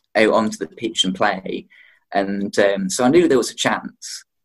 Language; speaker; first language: English; native; English